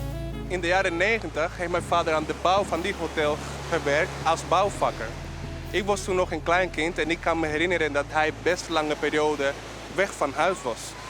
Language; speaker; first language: Dutch; non-native, fluent; Spanish